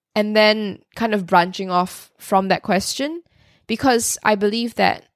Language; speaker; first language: English; native; English